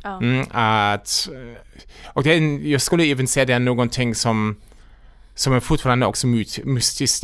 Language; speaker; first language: Swedish; non-native, fluent; German